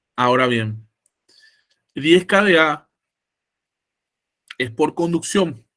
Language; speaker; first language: Spanish; native; Spanish